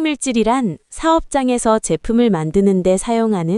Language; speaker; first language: Korean; non-native, learner; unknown